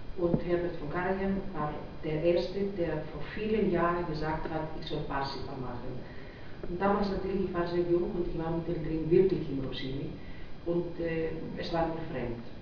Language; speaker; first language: German; non-native, fluent; Greek